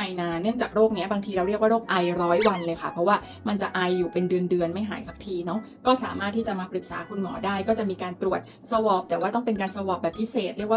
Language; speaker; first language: Thai; native; Thai